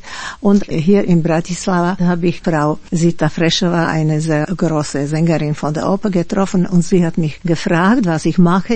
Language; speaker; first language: German; non-native, fluent; Slovak